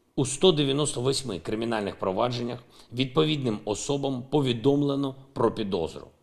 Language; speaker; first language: Ukrainian; non-native, local second language; Russian